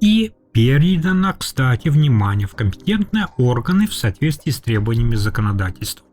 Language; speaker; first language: Russian; native; Russian